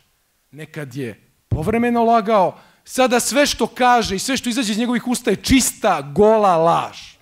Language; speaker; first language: Croatian; native; Croatian